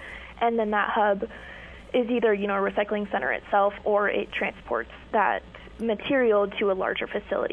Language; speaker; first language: English; native; English